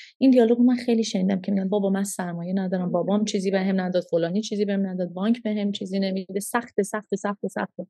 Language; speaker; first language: Persian; early bilingual, heritage; Persian